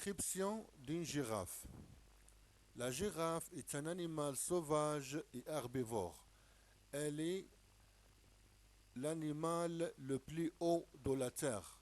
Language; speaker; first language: French; non-native, local second language; Arabic